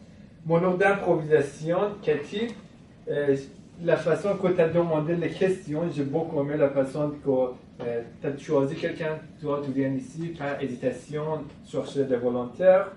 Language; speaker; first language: French; non-native, fluent; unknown